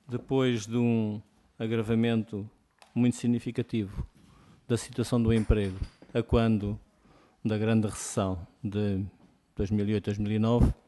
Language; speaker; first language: Portuguese; native; Portuguese